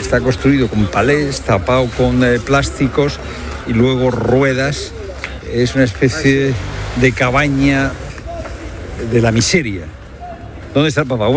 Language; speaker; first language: Spanish; native; Spanish